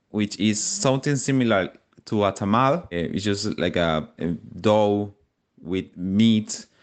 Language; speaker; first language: English; non-native, fluent; Spanish